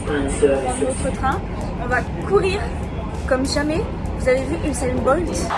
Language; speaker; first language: French; native; French